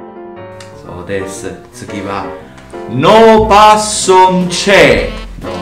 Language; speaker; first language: Japanese; non-native, fluent; Italian